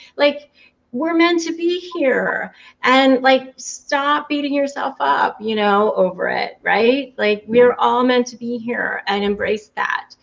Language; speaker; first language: English; native; English